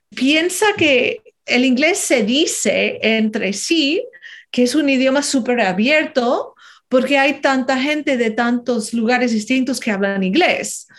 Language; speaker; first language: Spanish; non-native, fluent; English